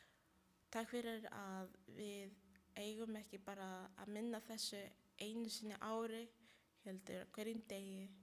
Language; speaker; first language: Icelandic; non-native, learner; Spanish